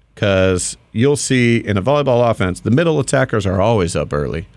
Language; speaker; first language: English; native; English